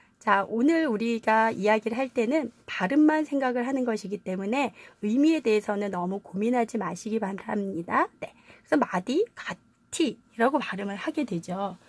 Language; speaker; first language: Korean; native; Korean